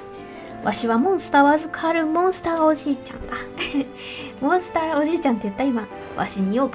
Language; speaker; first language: Japanese; native; Japanese